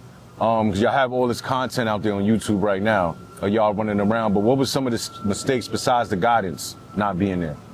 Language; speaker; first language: English; native; English